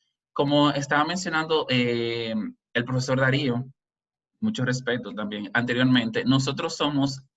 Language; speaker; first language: Spanish; native; Spanish